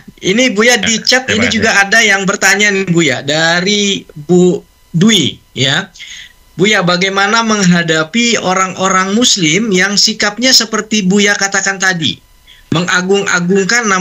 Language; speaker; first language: Indonesian; native; Indonesian